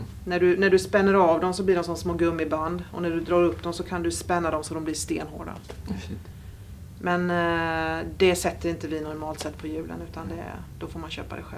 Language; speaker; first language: Swedish; native; Swedish